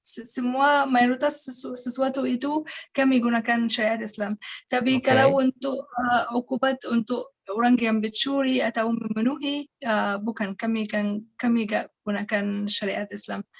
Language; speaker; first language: Indonesian; non-native, learner; Arabic